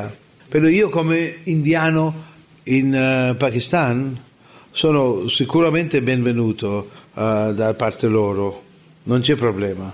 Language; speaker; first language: Italian; non-native, fluent; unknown